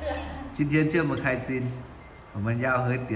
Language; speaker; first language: Chinese; non-native, fluent; Vietnamese